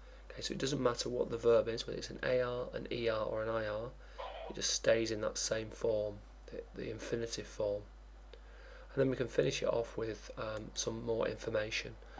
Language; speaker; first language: English; native; English